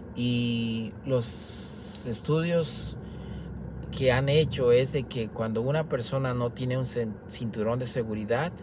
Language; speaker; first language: Spanish; native; Spanish